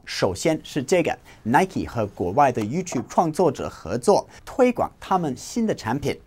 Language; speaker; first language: Chinese; non-native, fluent; English